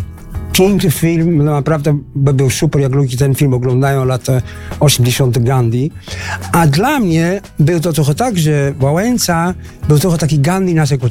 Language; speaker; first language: Polish; early bilingual, heritage; Dutch